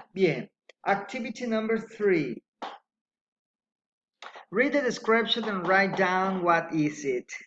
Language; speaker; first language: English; non-native, fluent; Spanish